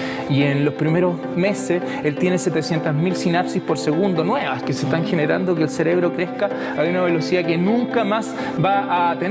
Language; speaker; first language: Spanish; native; Spanish